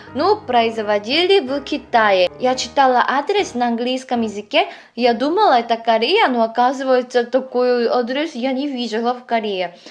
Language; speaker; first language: Russian; non-native, fluent; Korean